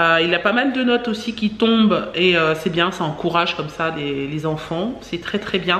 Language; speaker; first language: French; native; French